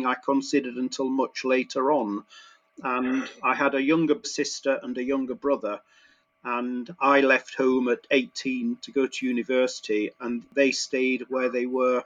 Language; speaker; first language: English; native; English